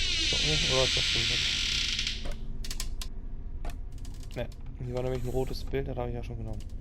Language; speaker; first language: German; native; German